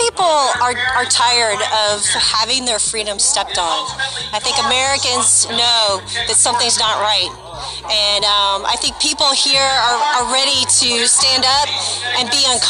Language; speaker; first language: English; native; English